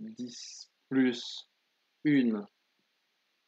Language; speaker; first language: French; native; French